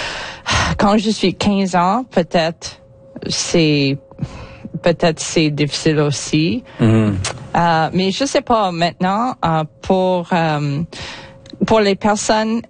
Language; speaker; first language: French; non-native, learner; English